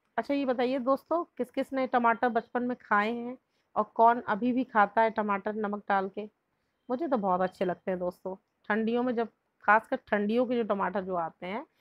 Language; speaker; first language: Hindi; native; Hindi